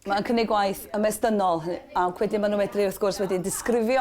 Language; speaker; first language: Welsh; native; Welsh